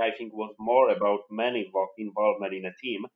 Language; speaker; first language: English; non-native, fluent; Polish